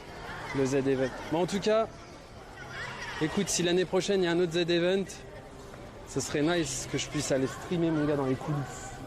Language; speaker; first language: French; native; French